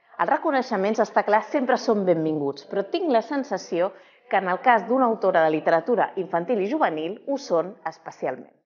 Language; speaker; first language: Catalan; native; Catalan